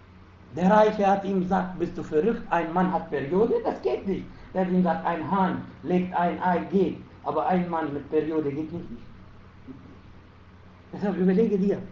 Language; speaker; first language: German; non-native, fluent; Arabic